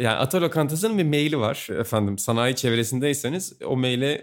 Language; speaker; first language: Turkish; native; Turkish